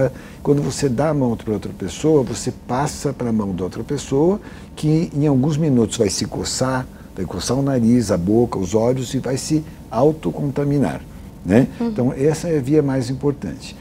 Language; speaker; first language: Portuguese; native; Portuguese